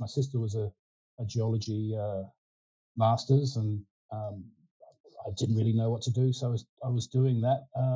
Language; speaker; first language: English; early bilingual, other home language; Ukrainian